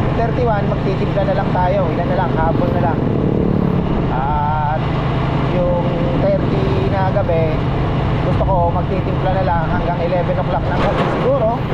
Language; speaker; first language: Filipino; native; Filipino